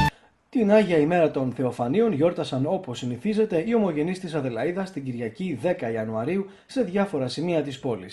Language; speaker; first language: Greek; native; Greek